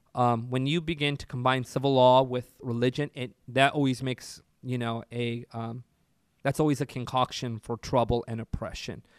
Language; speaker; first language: English; native; English